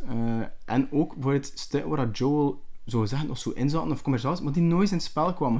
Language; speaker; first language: Dutch; native; Dutch